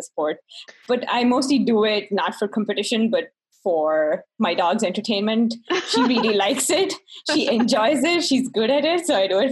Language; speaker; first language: English; non-native, local second language; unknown